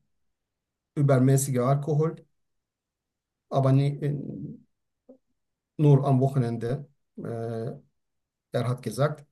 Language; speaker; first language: German; non-native, learner; Turkish